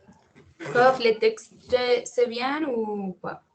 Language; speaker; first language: French; non-native, learner; Spanish